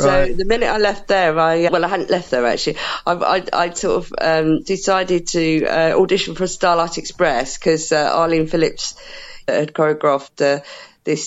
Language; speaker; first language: English; native; English